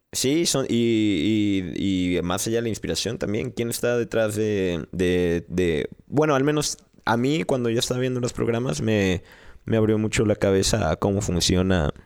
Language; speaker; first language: Spanish; native; Spanish